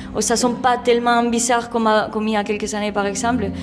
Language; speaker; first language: French; non-native, fluent; Spanish